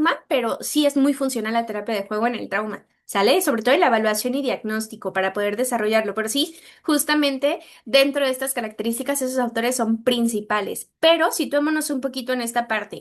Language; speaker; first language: Spanish; native; Spanish